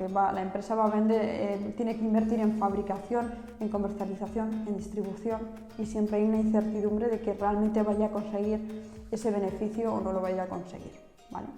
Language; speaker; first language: Spanish; native; Spanish